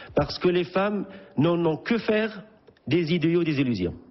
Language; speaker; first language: French; non-native, local second language; Arabic